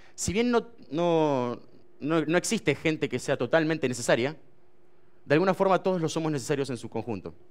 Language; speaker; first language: Spanish; native; Spanish